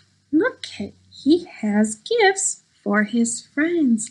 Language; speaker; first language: English; early bilingual, other home language; Spanish